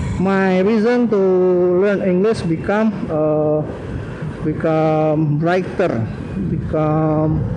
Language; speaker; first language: English; non-native, learner; Indonesian